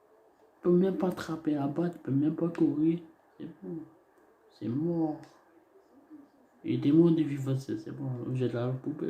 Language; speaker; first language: French; non-native, learner; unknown